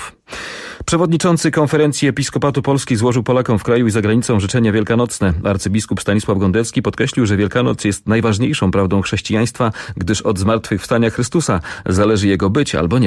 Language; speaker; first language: Polish; native; Polish